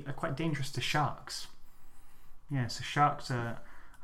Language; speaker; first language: English; native; English